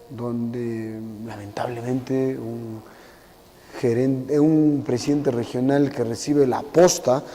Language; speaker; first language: Spanish; native; Spanish